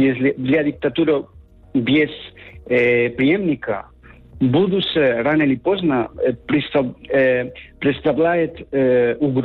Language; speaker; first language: Russian; non-native, learner; Spanish